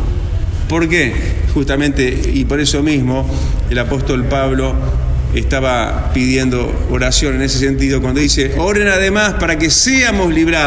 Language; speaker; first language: Spanish; native; Spanish